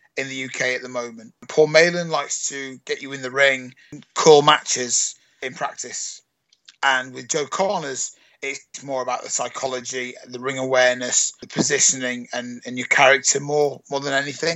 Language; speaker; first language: English; native; English